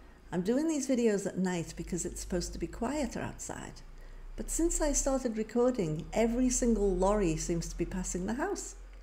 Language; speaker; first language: English; native; English